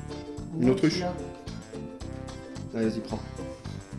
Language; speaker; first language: French; native; French